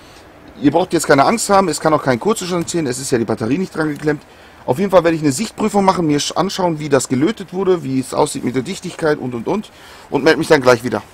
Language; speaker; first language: German; native; German